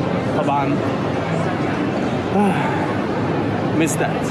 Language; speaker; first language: English; non-native, learner; Arabic